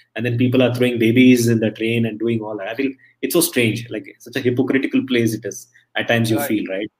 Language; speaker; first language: English; non-native, local second language; Malayalam